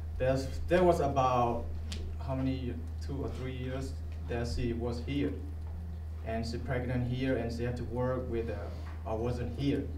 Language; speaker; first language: English; non-native, learner; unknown